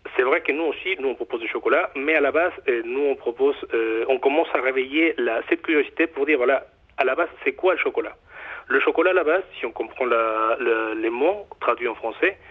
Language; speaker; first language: French; non-native, fluent; Spanish